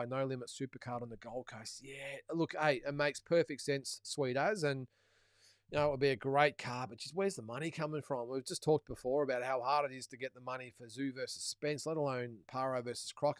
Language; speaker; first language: English; native; English